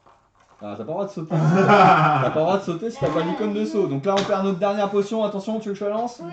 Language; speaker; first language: French; native; French